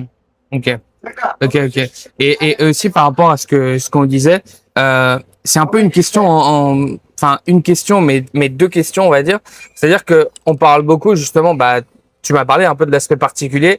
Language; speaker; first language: French; native; French